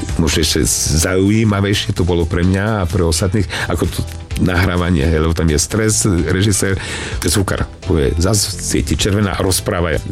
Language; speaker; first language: Slovak; non-native, local second language; Romany